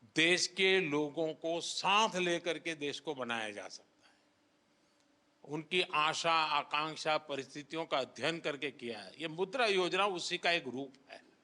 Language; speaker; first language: Hindi; native; Hindi